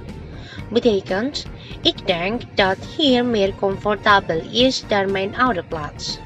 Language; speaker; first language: Dutch; non-native, learner; Indonesian